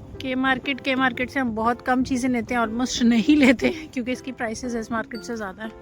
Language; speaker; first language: Urdu; non-native, local second language; Punjabi